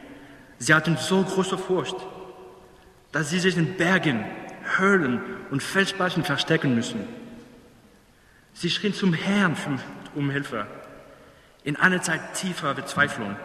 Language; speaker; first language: German; non-native, fluent; English